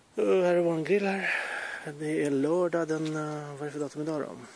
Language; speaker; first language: Swedish; early bilingual, other home language; Serbian